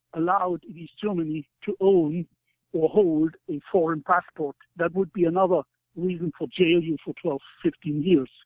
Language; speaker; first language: English; non-native, fluent; German